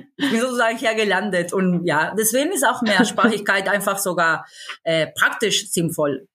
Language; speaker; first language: German; non-native, fluent; Spanish